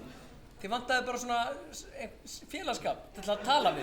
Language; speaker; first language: Icelandic; non-native, fluent; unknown